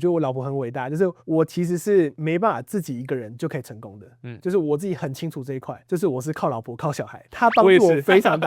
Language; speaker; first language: Chinese; native; Chinese